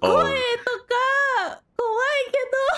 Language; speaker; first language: Japanese; non-native, learner; Thai